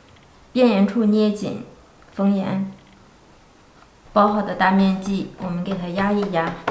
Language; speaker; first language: Chinese; native; Chinese